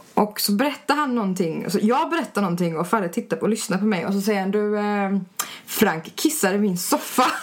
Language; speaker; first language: Swedish; early bilingual, other home language; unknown